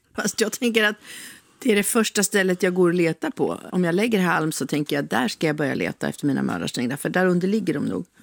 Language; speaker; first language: Swedish; native; Swedish